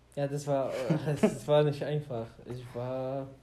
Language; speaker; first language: German; non-native, fluent; Arabic